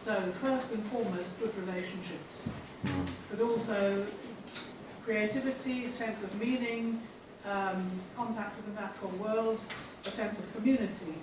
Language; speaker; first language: English; native; English